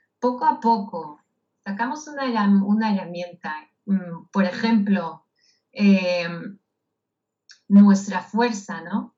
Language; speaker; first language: Spanish; non-native, fluent; Hebrew